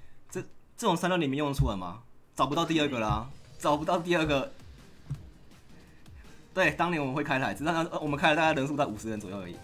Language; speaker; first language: Chinese; native; Chinese